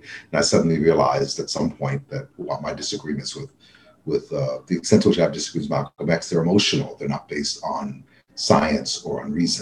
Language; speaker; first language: English; native; English